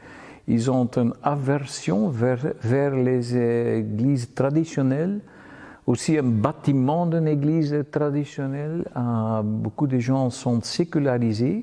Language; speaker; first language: French; non-native, fluent; Dutch